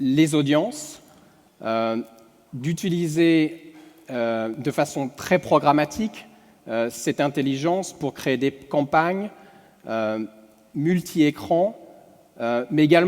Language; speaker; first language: French; native; French